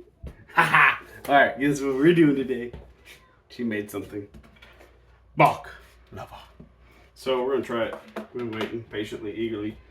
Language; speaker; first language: English; native; English